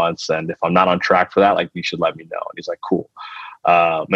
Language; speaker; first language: English; early bilingual, other home language; Telugu